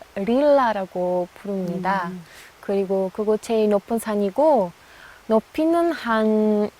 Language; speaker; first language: Korean; non-native, fluent; Bulgarian